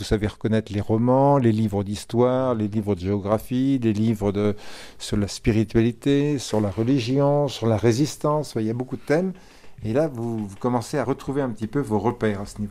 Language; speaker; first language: French; native; French